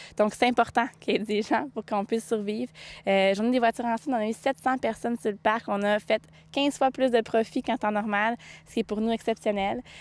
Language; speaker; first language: French; native; French